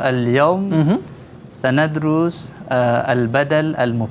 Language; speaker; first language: Arabic; non-native, fluent; Malay